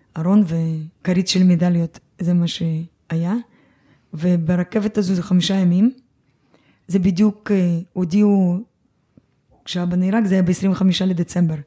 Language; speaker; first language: Hebrew; early bilingual, other home language; Russian